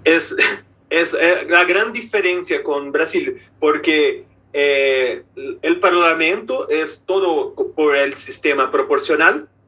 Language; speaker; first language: Spanish; non-native, fluent; Portuguese